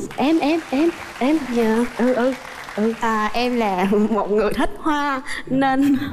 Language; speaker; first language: Vietnamese; native; Vietnamese